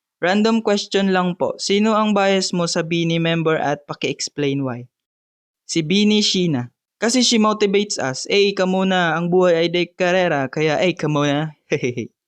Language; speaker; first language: Filipino; non-native, local second language; Bikol